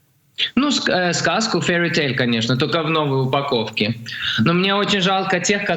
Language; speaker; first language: Russian; early bilingual, heritage; Russian